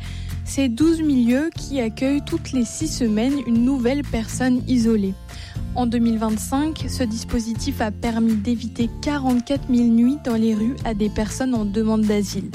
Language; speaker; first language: French; native; French